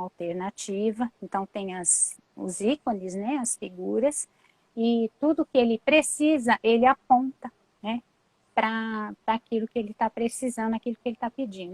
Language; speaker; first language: Portuguese; native; Portuguese